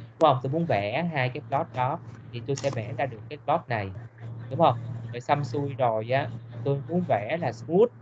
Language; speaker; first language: Vietnamese; native; Vietnamese